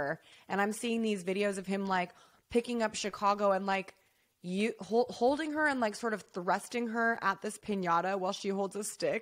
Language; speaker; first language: English; native; English